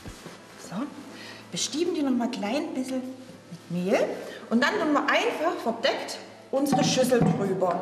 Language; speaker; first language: German; native; German